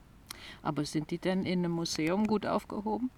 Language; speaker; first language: German; native; German